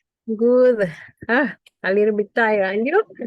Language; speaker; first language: English; non-native, learner; Spanish